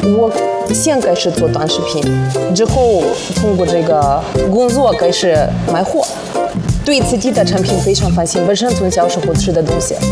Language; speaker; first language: Chinese; non-native, fluent; Russian